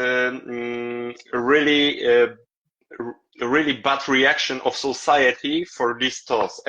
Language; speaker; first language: English; non-native, learner; Polish